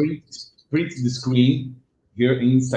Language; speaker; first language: English; non-native, learner; Portuguese